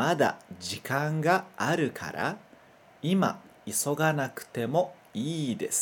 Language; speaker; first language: Japanese; non-native, fluent; Portuguese